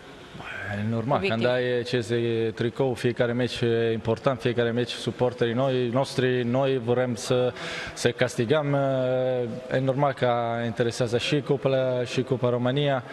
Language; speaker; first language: Romanian; non-native, learner; Italian